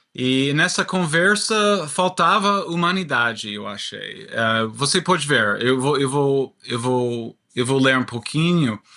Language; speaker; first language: Portuguese; non-native, learner; English